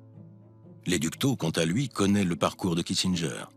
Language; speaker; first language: French; native; French